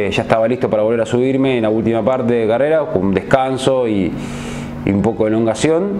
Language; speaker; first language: Spanish; native; Spanish